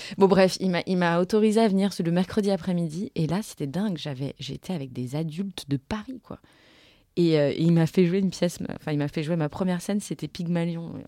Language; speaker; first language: French; native; French